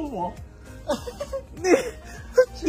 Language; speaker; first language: Chinese; non-native, learner; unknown